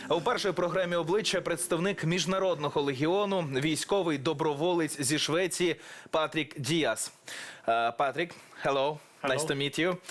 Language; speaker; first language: Ukrainian; native; Ukrainian